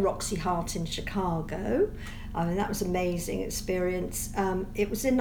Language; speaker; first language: English; native; English